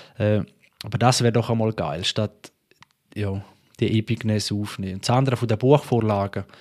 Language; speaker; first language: German; native; German